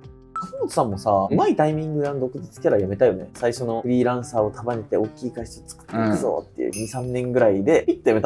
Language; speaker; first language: Japanese; native; Japanese